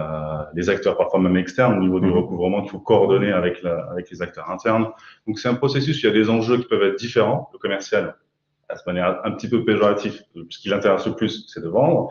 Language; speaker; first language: French; native; French